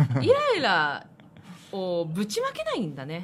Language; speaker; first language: Japanese; native; Japanese